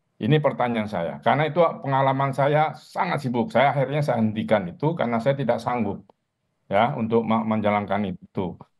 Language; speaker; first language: Indonesian; native; Indonesian